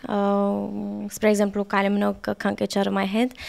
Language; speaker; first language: Romanian; early bilingual, heritage; Romanian